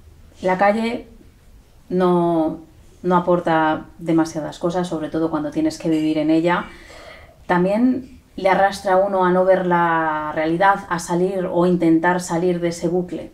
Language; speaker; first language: Spanish; native; Spanish